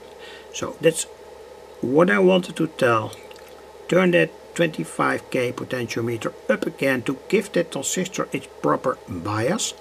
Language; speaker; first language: English; non-native, fluent; Dutch